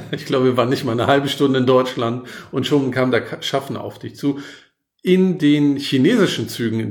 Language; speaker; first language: German; native; German